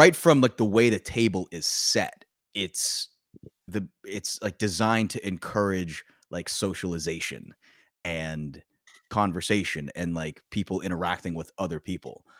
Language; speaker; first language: English; early bilingual, other home language; Korean